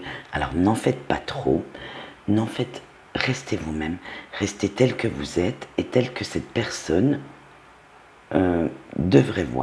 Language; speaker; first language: French; native; French